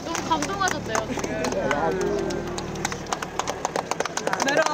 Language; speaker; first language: Turkish; non-native, fluent; Korean